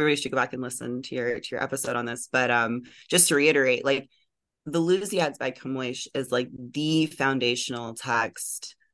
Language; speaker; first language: English; native; English